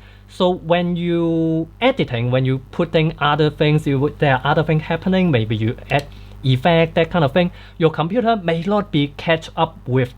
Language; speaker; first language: English; non-native, fluent; Cantonese